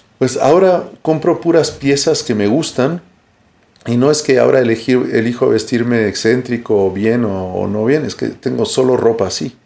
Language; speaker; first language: Spanish; early bilingual, heritage; Spanish